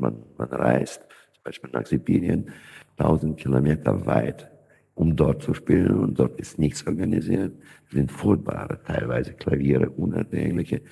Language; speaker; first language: German; non-native, fluent; Russian